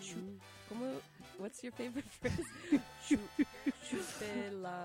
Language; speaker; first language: Spanish; non-native, learner; English